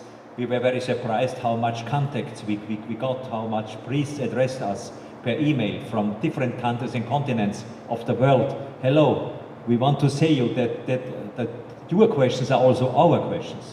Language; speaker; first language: English; non-native, fluent; German